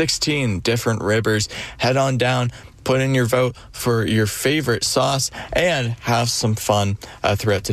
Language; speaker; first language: English; native; English